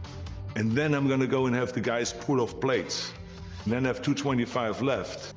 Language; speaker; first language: English; non-native, fluent; German